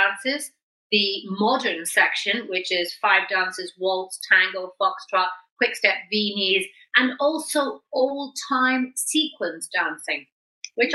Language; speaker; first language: English; native; English